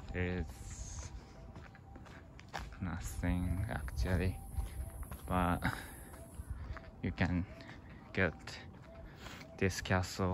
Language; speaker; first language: English; non-native, learner; Japanese